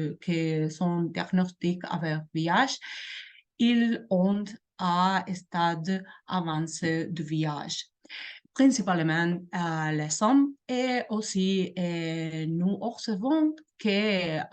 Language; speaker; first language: French; non-native, learner; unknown